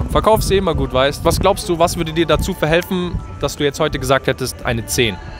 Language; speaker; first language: German; native; German